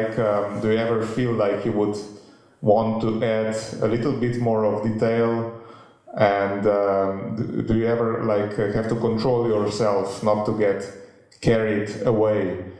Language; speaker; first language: English; non-native, fluent; Slovenian